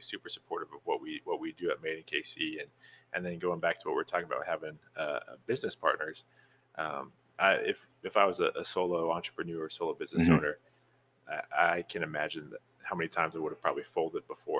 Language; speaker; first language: English; native; English